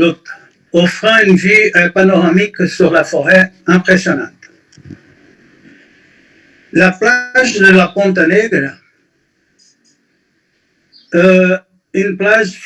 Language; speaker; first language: French; non-native, fluent; Portuguese